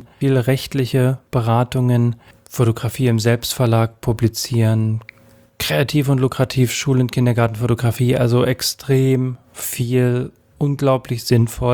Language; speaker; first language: German; native; German